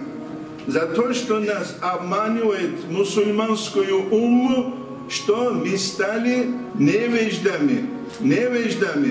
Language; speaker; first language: Russian; non-native, local second language; Avaric